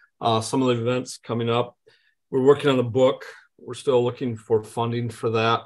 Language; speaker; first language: English; native; English